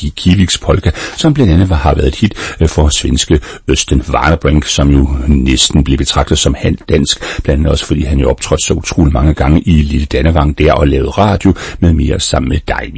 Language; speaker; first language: Danish; native; Danish